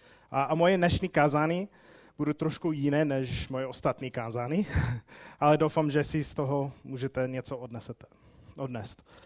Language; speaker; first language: Czech; non-native, fluent; English